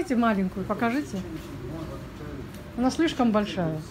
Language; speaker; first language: Russian; native; Russian